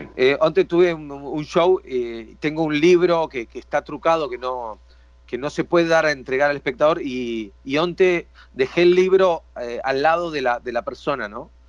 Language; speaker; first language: Spanish; native; Spanish